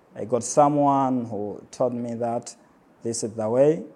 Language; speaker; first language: English; non-native, local second language; Swahili